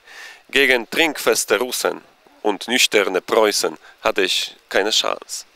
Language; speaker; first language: German; non-native, fluent; Polish